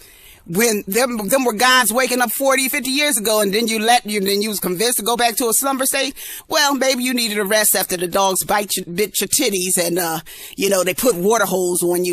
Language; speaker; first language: English; native; English